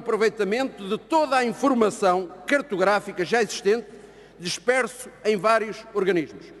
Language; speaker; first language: Portuguese; native; Portuguese